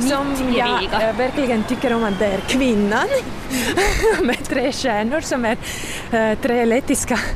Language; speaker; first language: Swedish; non-native, fluent; Latvian